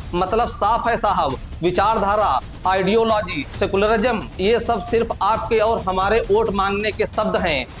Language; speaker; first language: Hindi; native; Hindi